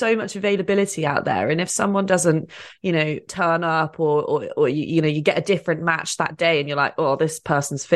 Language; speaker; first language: English; native; English